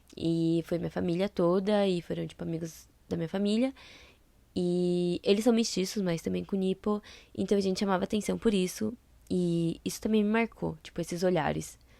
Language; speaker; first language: Portuguese; native; Portuguese